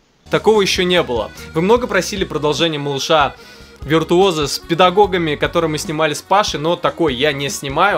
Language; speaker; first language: Russian; native; Russian